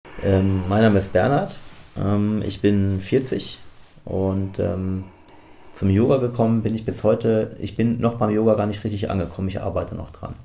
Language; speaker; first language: German; native; German